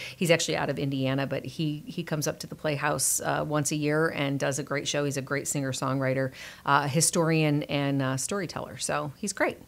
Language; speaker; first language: English; native; English